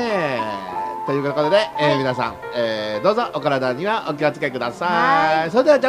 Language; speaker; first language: Japanese; native; Japanese